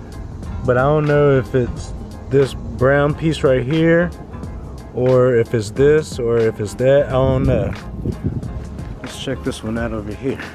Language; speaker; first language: English; native; English